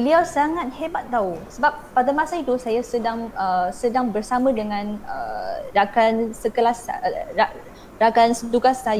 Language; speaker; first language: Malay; non-native, fluent; Chinese